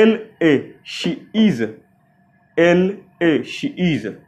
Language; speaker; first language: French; non-native, fluent; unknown